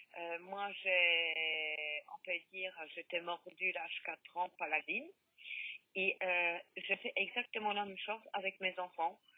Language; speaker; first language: French; non-native, learner; Polish